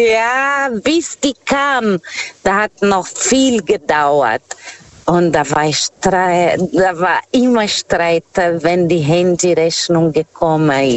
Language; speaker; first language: German; non-native, fluent; Portuguese